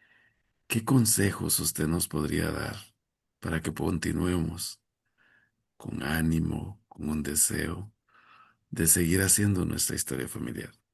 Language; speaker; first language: Spanish; native; Spanish